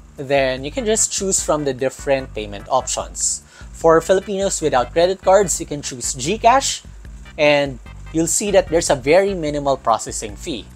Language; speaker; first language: English; non-native, local second language; Filipino